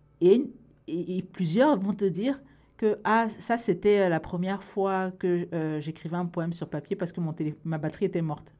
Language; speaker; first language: French; native; French